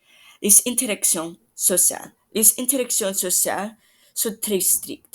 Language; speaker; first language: French; non-native, learner; English